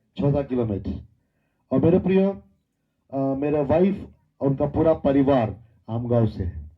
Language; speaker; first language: Hindi; non-native, local second language; Telugu